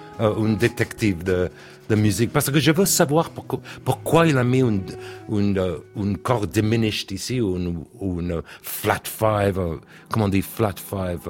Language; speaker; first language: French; non-native, learner; English